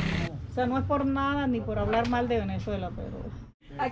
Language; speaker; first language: Spanish; native; Spanish